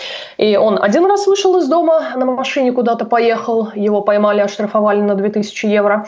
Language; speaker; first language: Russian; native; Russian